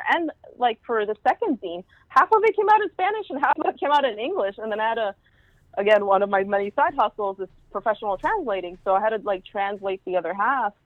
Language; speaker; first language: English; early bilingual, other home language; Spanish